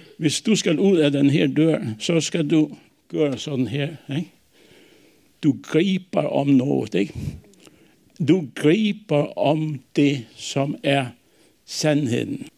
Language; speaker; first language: Danish; non-native, local second language; Faroese